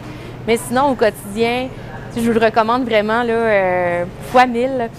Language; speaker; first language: French; native; French